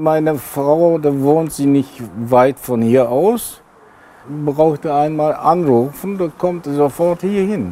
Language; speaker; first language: German; non-native, learner; Turkish